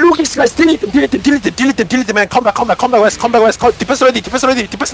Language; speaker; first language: English; non-native, learner; Korean